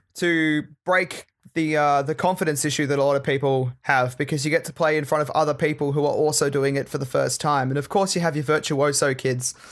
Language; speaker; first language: English; native; English